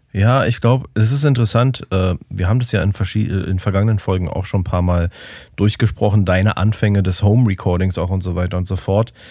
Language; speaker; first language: German; native; German